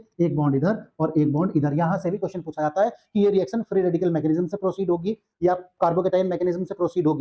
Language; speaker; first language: Hindi; native; Hindi